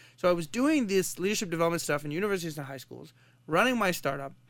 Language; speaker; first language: English; non-native, fluent; Arabic